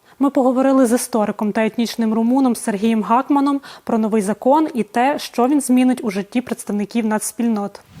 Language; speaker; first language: Ukrainian; native; Ukrainian